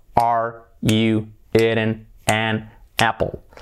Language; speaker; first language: English; non-native, fluent; Spanish